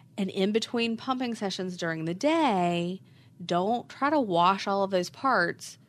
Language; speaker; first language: English; native; English